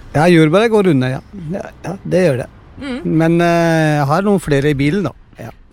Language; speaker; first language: Norwegian; non-native, fluent; Punjabi